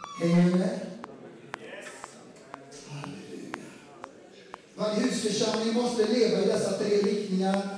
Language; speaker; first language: Swedish; non-native, fluent; Portuguese